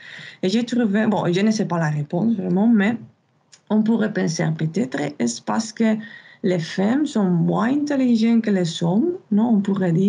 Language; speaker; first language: French; non-native, fluent; Spanish